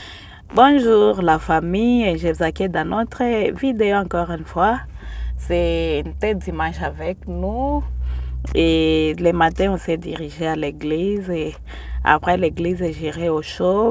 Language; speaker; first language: French; non-native, local second language; Swahili